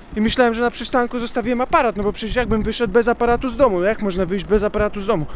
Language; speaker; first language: Polish; early bilingual, heritage; Polish